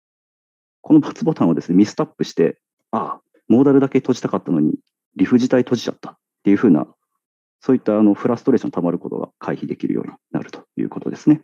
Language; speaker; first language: Japanese; native; Japanese